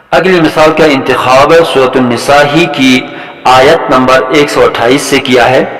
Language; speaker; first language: Urdu; non-native, local second language; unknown